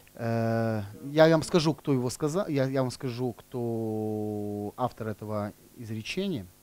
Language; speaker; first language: Russian; native; Russian